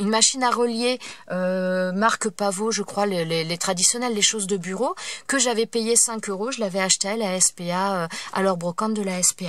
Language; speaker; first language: French; native; French